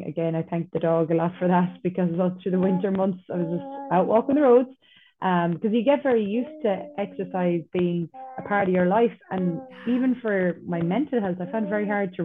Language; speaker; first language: English; native; English